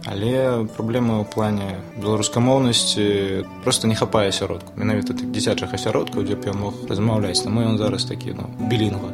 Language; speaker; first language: Belarusian; non-native, local second language; Russian